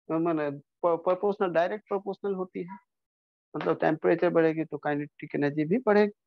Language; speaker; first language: Hindi; non-native, local second language; Bangla